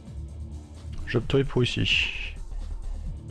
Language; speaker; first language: French; native; French